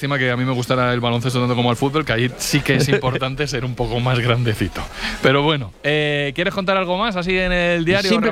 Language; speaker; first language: Spanish; native; Spanish